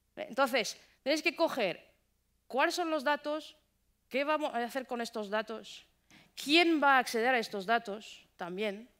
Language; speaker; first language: Spanish; non-native, fluent; French